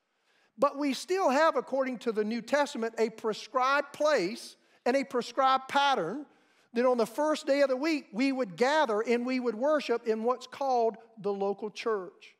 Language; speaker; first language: English; native; English